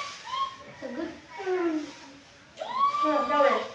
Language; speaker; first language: Filipino; non-native, local second language; Cebuano